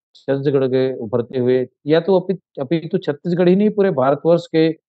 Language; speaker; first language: Hindi; native; Hindi